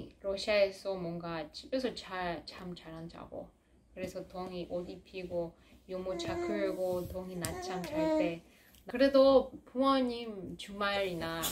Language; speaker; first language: Korean; non-native, fluent; Russian